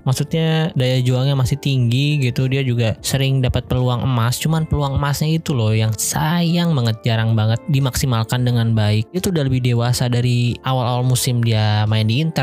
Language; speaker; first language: Indonesian; native; Indonesian